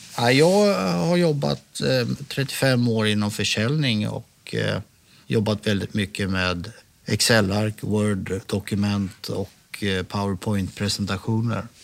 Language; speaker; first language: Swedish; native; Swedish